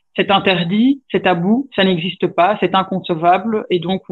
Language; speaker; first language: French; native; French